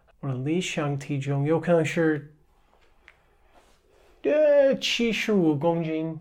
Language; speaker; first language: Chinese; non-native, fluent; English